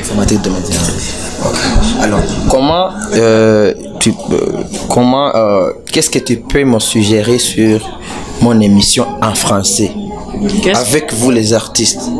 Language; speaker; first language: French; non-native, local second language; Rundi